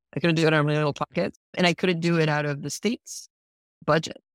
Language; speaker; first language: English; non-native, fluent; Spanish